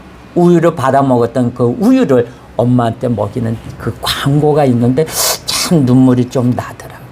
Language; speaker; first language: Korean; native; Korean